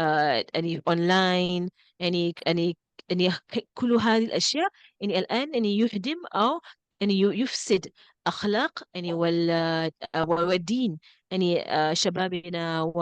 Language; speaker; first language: Arabic; non-native, fluent; English